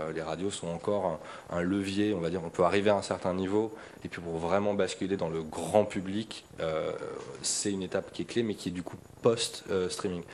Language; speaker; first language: French; native; French